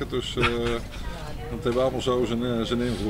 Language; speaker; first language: Dutch; native; Dutch